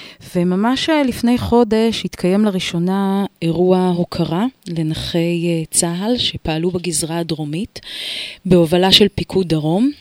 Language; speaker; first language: Hebrew; native; Hebrew